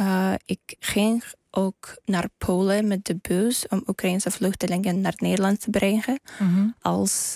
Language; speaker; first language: Dutch; non-native, learner; Ukrainian